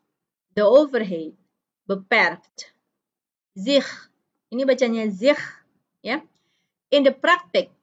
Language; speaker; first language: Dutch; non-native, fluent; Indonesian